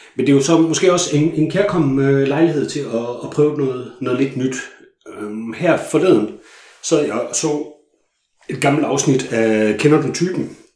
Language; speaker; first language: Danish; native; Danish